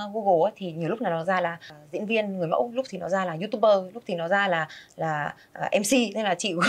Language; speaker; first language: Vietnamese; early bilingual, other home language; Spanish